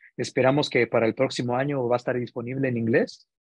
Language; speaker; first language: Spanish; early bilingual, heritage; Spanish